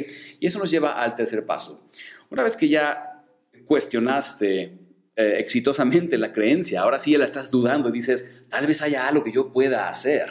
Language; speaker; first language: Spanish; native; Spanish